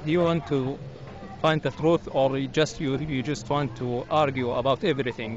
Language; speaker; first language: English; non-native, learner; Arabic